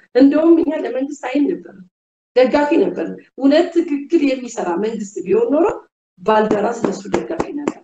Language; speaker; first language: Amharic; native; Amharic